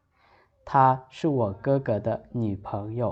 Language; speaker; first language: Chinese; non-native, fluent; Lao